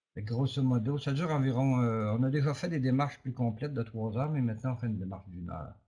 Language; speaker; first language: French; native; French